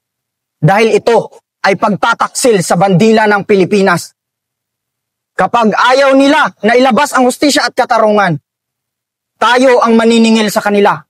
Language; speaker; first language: Filipino; native; Filipino